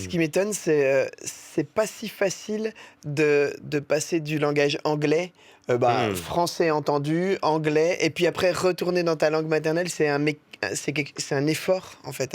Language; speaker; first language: French; native; French